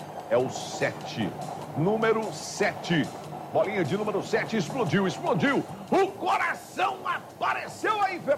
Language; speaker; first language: Portuguese; native; Portuguese